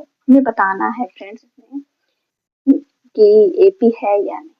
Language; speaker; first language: Hindi; native; Hindi